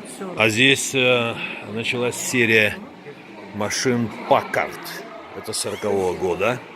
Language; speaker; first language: Russian; native; Russian